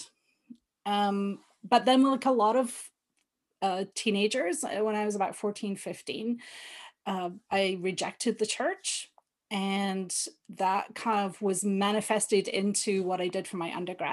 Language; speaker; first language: English; native; English